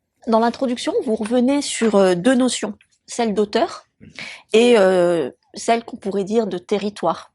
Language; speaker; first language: French; native; French